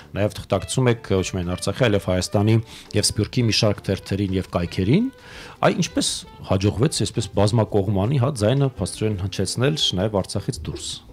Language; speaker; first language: Armenian; native; Armenian